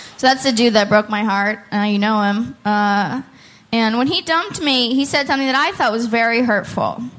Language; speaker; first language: English; native; English